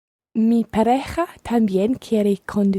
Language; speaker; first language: Spanish; non-native, learner; English